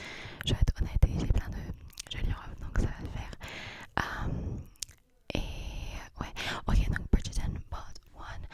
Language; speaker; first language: French; early bilingual, heritage; English